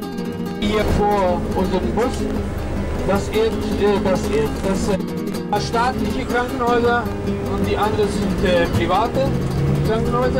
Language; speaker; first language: German; non-native, fluent; Spanish